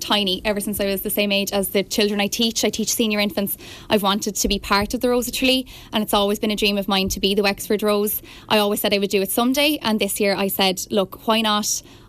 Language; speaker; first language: English; native; English